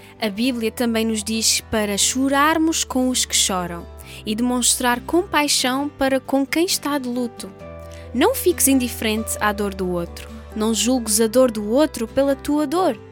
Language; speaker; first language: Portuguese; native; Portuguese